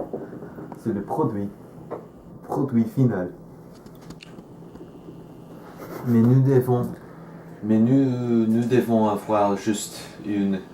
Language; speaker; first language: French; non-native, learner; English